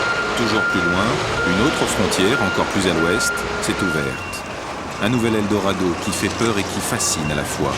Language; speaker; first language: French; native; French